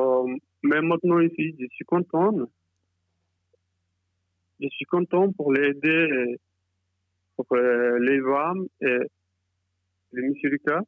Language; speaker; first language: French; non-native, learner; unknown